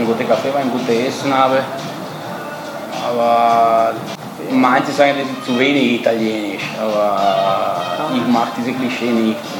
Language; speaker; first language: German; non-native, fluent; Italian